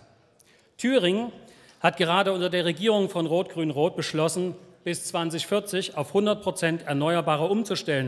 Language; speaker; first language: German; native; German